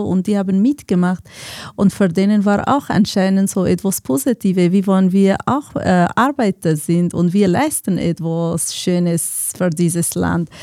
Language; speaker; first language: German; non-native, fluent; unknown